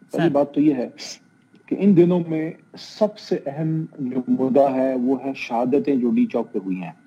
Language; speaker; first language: Urdu; non-native, local second language; Pashto